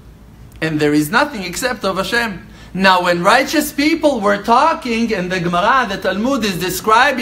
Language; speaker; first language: English; non-native, fluent; Hebrew